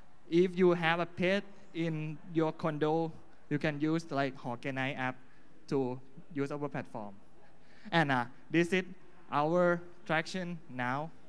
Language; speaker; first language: English; non-native, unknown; Thai